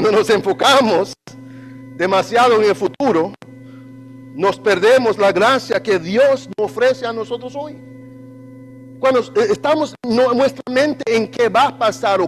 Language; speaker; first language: Spanish; non-native, learner; English